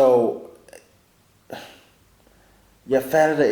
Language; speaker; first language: Danish; non-native, learner; English